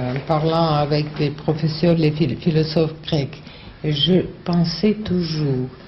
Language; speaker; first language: French; non-native, learner; Russian